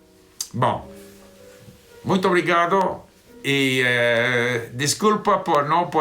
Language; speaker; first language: Portuguese; non-native, fluent; English